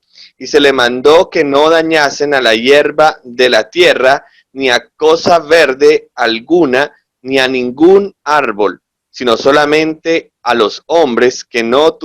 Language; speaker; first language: Spanish; native; Spanish